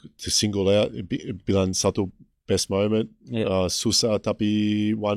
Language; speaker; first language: Indonesian; non-native, fluent; English